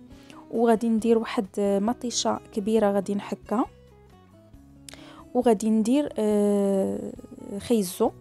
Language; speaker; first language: Arabic; native; Arabic